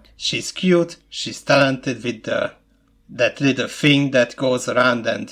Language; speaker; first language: English; non-native, fluent; Hungarian